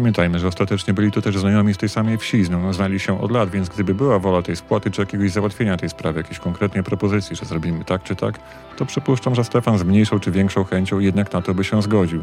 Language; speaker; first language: Polish; native; Polish